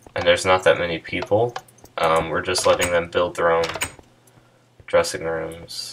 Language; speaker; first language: English; native; English